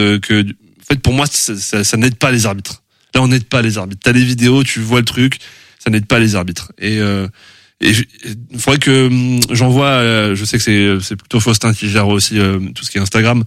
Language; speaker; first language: French; native; French